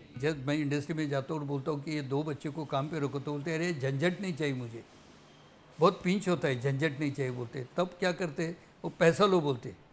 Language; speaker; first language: Hindi; non-native, local second language; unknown